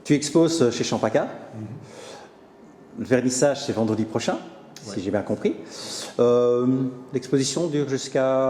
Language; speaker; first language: French; native; French